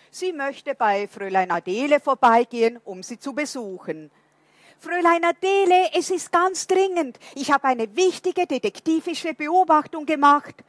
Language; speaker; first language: German; non-native, fluent; Portuguese